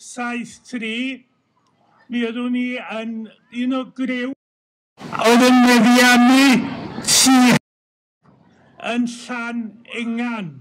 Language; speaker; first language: Welsh; native; Welsh